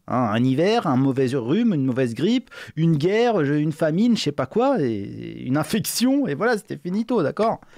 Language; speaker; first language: French; native; French